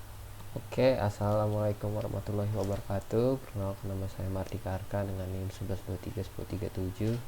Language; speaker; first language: Indonesian; native; Indonesian